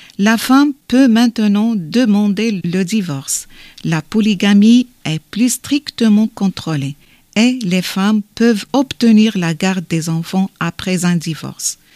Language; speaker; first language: French; non-native, learner; Arabic